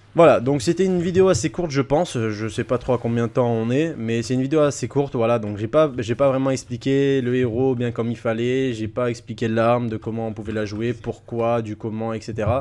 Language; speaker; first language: French; native; French